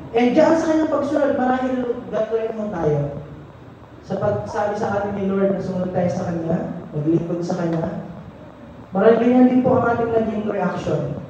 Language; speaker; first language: Filipino; non-native, local second language; Cebuano